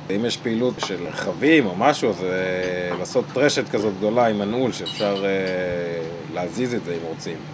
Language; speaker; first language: Hebrew; native; Hebrew